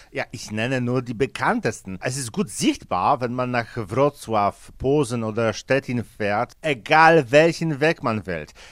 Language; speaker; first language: German; non-native, fluent; Polish